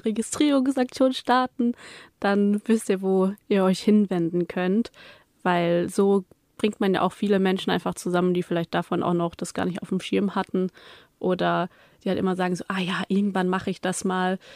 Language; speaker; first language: German; native; German